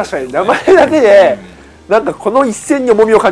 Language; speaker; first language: Japanese; native; Japanese